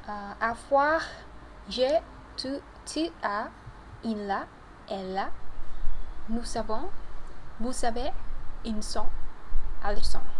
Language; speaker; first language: French; non-native, learner; Vietnamese